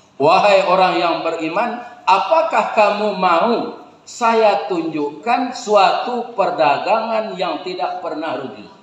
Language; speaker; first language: Malay; non-native, local second language; Minangkabau